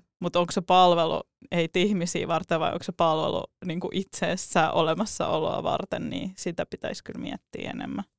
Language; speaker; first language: Finnish; early bilingual, other home language; Russian